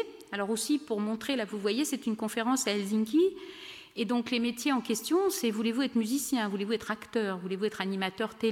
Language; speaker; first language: French; native; French